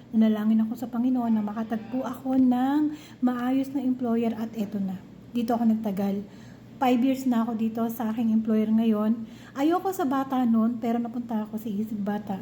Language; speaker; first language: Filipino; non-native, local second language; Cebuano